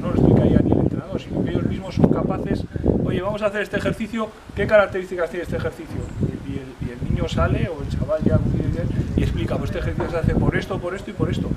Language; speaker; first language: Spanish; native; Spanish